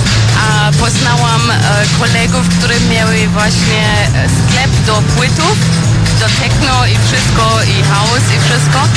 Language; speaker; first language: Polish; early bilingual, heritage; Polish